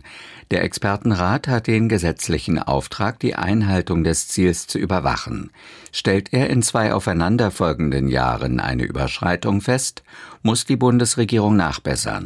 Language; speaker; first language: German; native; German